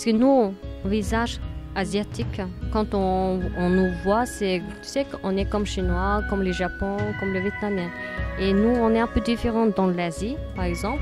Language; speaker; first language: French; non-native, learner; Mongolian